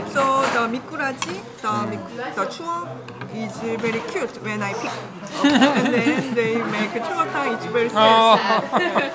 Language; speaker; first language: English; non-native, learner; Korean